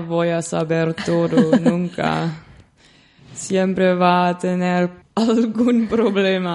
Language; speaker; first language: Spanish; non-native, learner; Dutch